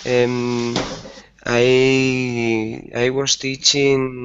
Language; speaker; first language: English; non-native, learner; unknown